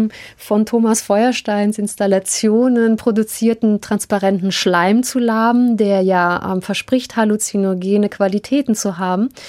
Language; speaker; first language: German; early bilingual, heritage; German